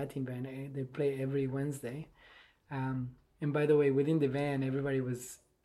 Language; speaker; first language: English; non-native, fluent; Spanish